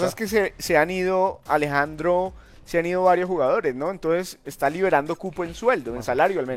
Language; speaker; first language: Spanish; native; Spanish